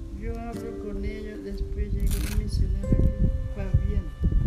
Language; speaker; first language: Spanish; non-native, local second language; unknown